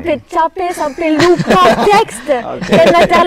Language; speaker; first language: Indonesian; non-native, learner; French